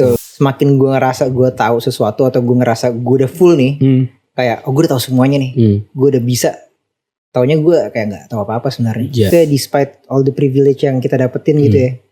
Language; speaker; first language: Indonesian; native; Indonesian